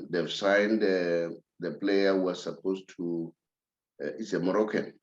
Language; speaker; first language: English; non-native, local second language; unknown